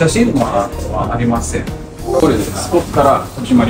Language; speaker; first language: Japanese; non-native, learner; Russian